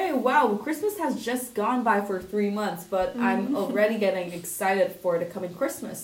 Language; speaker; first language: English; non-native, local second language; Cantonese